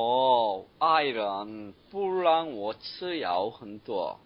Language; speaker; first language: Chinese; non-native, learner; Korean